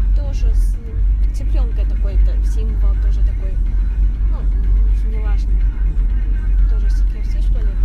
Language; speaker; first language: Russian; non-native, learner; Chinese